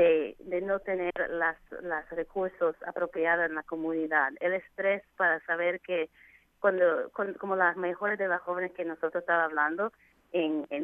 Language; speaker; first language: Spanish; non-native, fluent; English